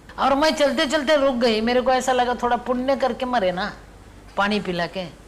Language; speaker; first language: Hindi; non-native, local second language; Marathi